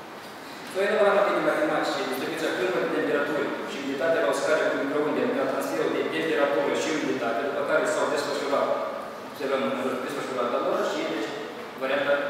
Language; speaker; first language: Romanian; native; Romanian